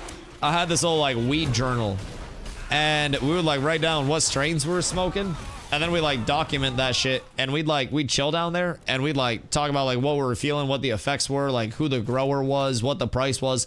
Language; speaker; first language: English; native; English